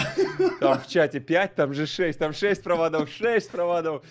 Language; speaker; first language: Russian; native; Russian